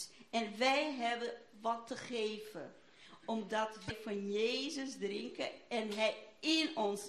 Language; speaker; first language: Dutch; non-native, fluent; Portuguese